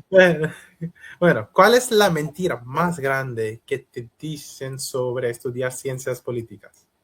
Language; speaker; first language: Spanish; non-native, learner; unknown